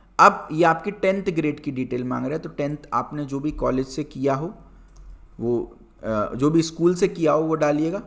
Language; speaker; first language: Hindi; native; Hindi